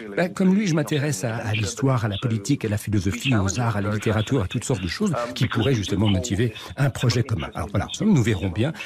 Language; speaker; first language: French; non-native, fluent; English